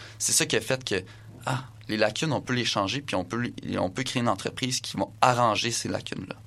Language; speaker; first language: French; native; French